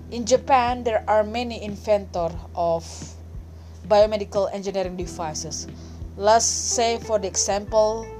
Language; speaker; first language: English; non-native, fluent; Indonesian